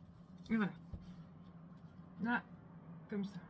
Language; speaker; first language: French; native; French